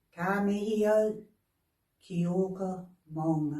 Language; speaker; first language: Māori; non-native, local second language; English